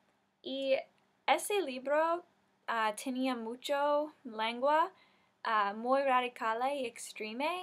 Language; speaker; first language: Spanish; non-native, learner; English